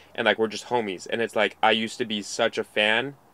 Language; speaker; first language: English; native; English